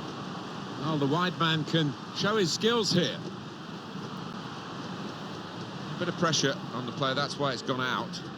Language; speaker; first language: English; native; English